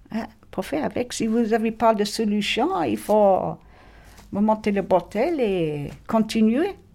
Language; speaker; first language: French; non-native, fluent; English